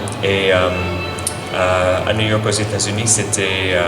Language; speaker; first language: French; non-native, fluent; English